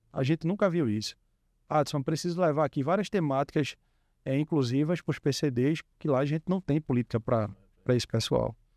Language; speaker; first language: Portuguese; native; Portuguese